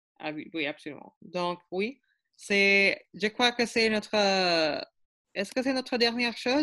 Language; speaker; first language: French; non-native, learner; English